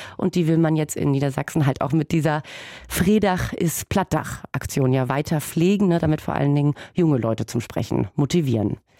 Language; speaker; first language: German; native; German